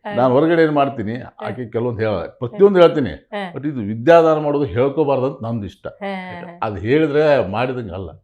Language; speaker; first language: Kannada; native; Kannada